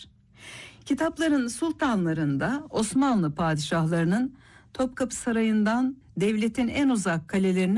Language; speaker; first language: Turkish; native; Turkish